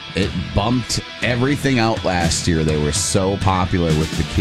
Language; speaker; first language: English; native; English